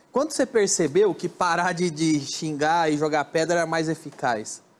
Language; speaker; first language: Portuguese; native; Portuguese